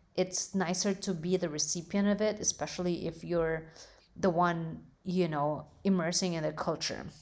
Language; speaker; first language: English; non-native, local second language; Filipino